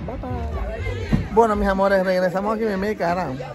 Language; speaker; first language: Spanish; native; Spanish